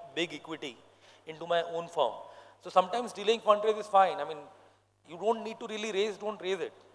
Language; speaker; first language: English; non-native, local second language; Hindi